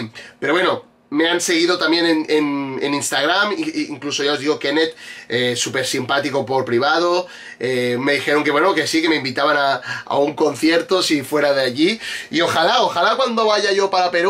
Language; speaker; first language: Spanish; native; Spanish